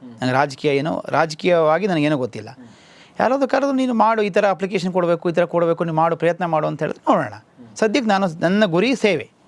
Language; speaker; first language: Kannada; native; Kannada